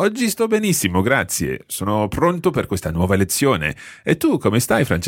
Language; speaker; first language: Italian; non-native, fluent; English